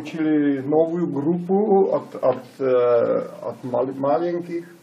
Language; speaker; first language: Russian; non-native, fluent; Czech